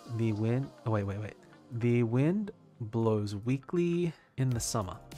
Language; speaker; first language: English; native; English